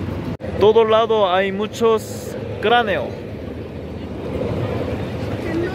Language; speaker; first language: Spanish; non-native, learner; Korean